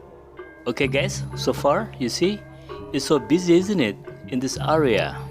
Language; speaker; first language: English; non-native, learner; Indonesian